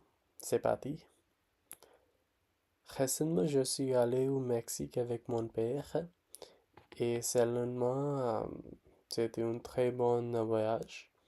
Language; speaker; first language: French; non-native, learner; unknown